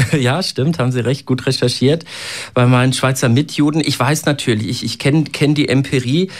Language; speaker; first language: German; native; German